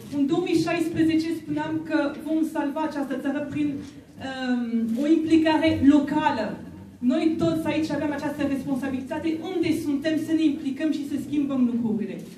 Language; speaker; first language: Romanian; non-native, fluent; French